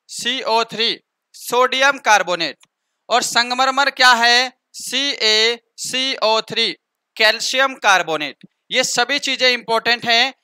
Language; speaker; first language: Hindi; native; Hindi